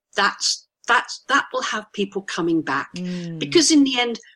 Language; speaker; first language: English; native; English